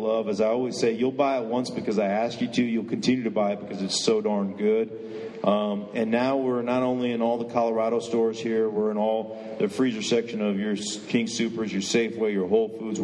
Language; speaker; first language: English; native; English